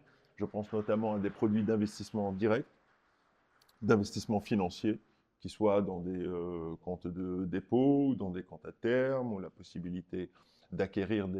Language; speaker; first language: French; non-native, local second language; Arabic